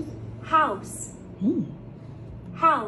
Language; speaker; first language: English; non-native, learner; Thai